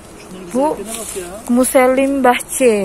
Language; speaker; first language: Turkish; non-native, learner; Indonesian